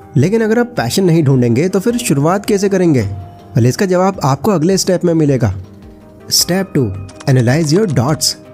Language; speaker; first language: Hindi; native; Hindi